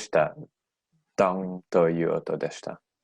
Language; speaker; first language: Japanese; non-native, learner; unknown